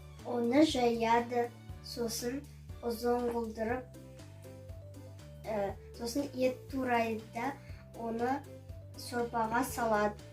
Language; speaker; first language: Kazakh; non-native, local second language; Russian